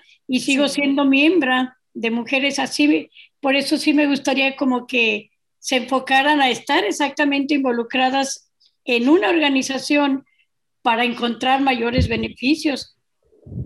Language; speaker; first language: Spanish; native; Spanish